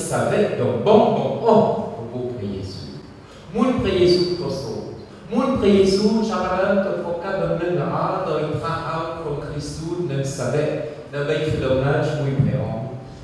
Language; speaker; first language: Khmer; non-native, fluent; French